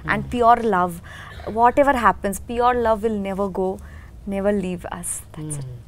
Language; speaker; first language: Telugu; non-native, learner; Bangla